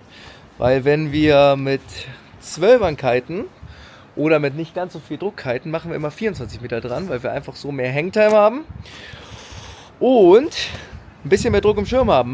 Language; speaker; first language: German; native; German